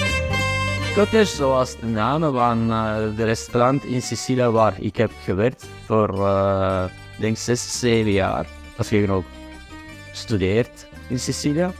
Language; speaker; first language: Dutch; non-native, fluent; Italian